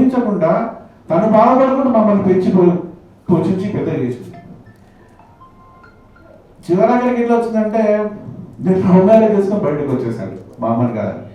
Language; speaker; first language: Telugu; native; Telugu